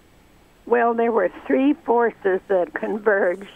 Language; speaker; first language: English; native; English